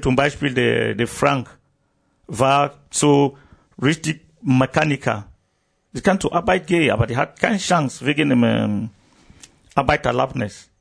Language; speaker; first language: German; non-native, learner; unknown